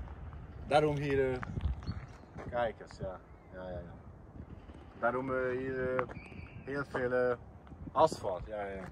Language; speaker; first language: Dutch; non-native, learner; Hungarian